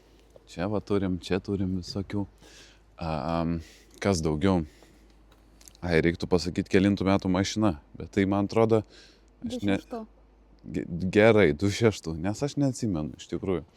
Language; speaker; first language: Lithuanian; native; Lithuanian